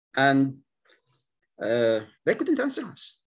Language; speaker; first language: English; non-native, fluent; Arabic